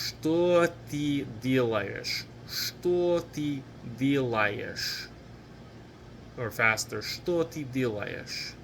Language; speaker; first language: Russian; non-native, fluent; English